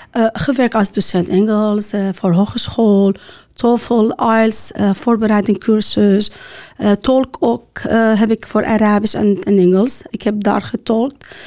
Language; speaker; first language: Dutch; non-native, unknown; Arabic